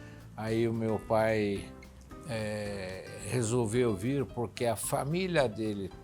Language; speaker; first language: Portuguese; early bilingual, other home language; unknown